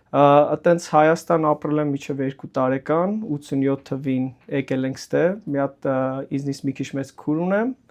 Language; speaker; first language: Armenian; early bilingual, heritage; Armenian